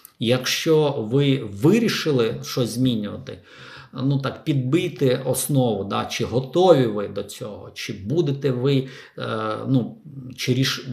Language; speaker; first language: Ukrainian; non-native, local second language; Russian